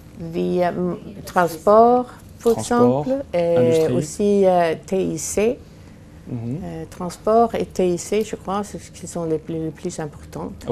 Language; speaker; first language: French; non-native, fluent; Swedish